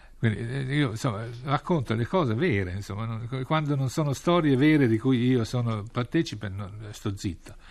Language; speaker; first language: Italian; native; Italian